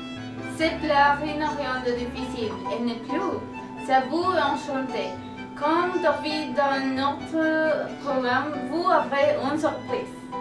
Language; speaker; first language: French; non-native, learner; Spanish